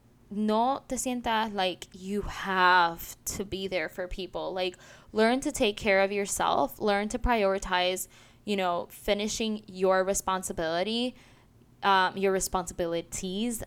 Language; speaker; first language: English; non-native, local second language; Spanish